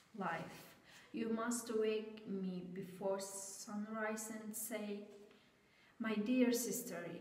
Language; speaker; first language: English; non-native, learner; Turkish